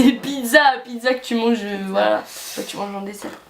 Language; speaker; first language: French; native; French